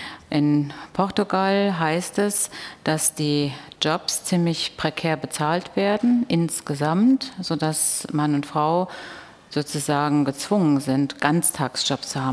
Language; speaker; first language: German; native; German